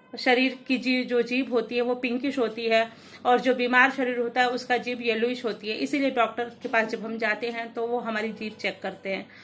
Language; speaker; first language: Hindi; native; Hindi